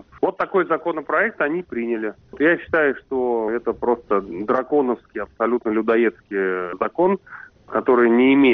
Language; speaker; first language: Russian; native; Russian